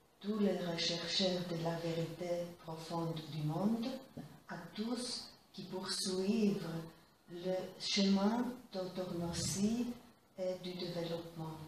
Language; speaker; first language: French; non-native, fluent; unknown